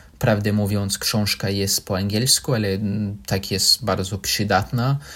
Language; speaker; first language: Polish; non-native, learner; English